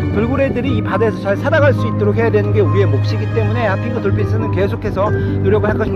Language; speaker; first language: Korean; native; Korean